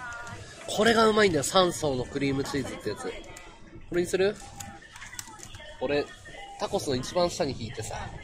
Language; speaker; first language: Japanese; native; Japanese